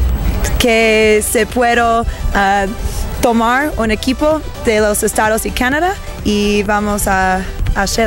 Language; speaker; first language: Spanish; non-native, learner; English